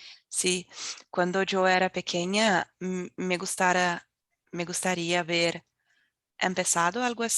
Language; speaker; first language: Spanish; non-native, fluent; Portuguese